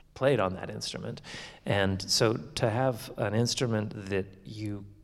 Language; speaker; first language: English; native; English